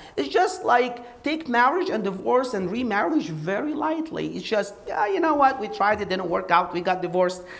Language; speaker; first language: English; non-native, fluent; Arabic